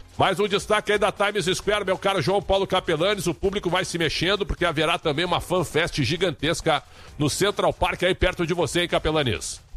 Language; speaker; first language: Portuguese; native; Portuguese